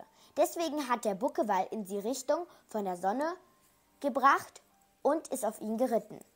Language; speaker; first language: German; early bilingual, other home language; Macedonian